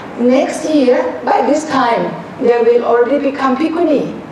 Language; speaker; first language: English; non-native, fluent; Thai